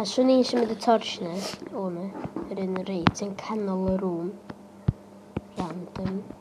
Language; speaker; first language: Welsh; native; Welsh